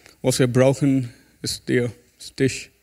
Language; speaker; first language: German; non-native, fluent; English